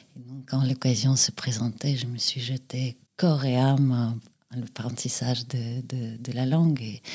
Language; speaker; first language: French; non-native, fluent; Russian